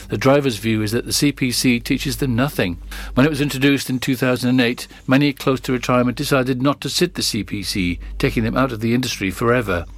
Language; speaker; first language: English; native; English